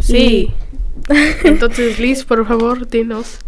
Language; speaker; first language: Spanish; early bilingual, other home language; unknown